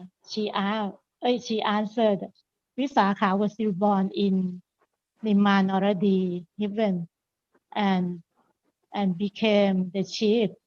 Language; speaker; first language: English; non-native, learner; Thai